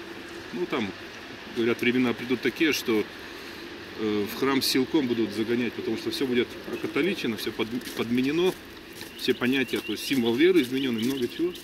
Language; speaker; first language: Russian; native; Russian